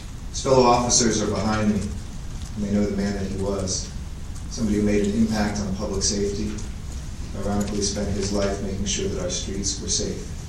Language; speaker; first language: English; native; English